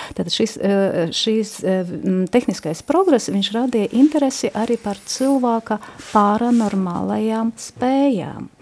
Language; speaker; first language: Latvian; non-native, local second language; Russian